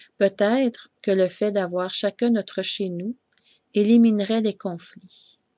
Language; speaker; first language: French; native; French